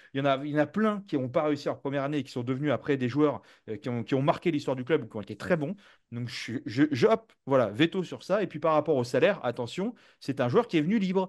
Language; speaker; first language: French; native; French